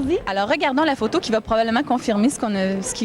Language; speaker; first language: French; native; French